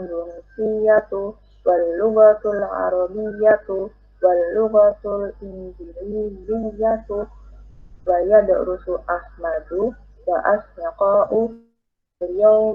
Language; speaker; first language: Arabic; non-native, learner; Indonesian